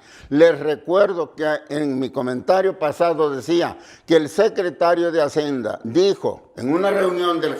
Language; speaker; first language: Spanish; native; Spanish